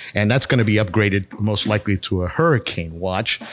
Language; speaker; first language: English; native; English